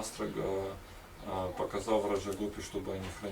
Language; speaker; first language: Russian; native; Russian